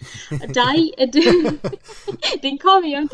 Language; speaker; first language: Welsh; non-native, learner; Russian